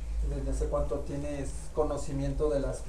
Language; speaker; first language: Spanish; native; Spanish